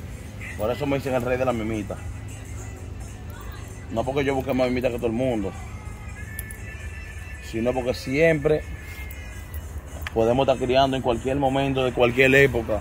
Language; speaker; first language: Spanish; native; Spanish